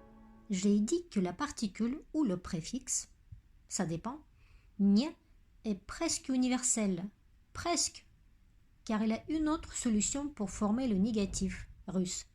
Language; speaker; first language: French; non-native, fluent; Russian